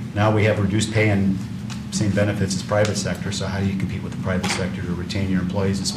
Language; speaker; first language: English; native; English